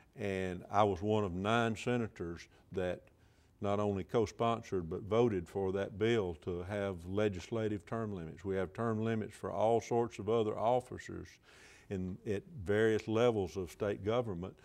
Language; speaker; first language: English; native; English